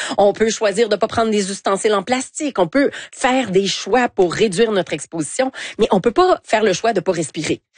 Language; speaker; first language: French; native; French